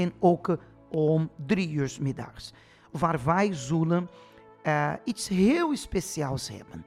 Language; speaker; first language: Dutch; non-native, fluent; Portuguese